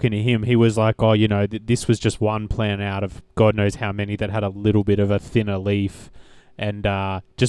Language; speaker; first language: English; native; English